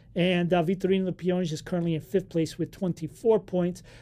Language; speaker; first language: English; early bilingual, other home language; Portuguese